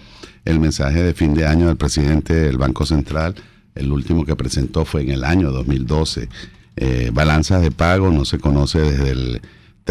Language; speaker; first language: Spanish; native; Spanish